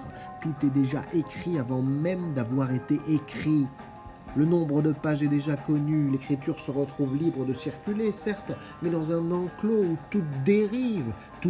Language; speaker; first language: French; native; French